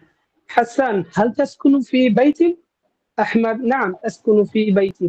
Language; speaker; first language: Arabic; non-native, learner; Bangla